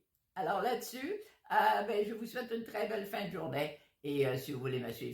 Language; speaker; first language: French; native; French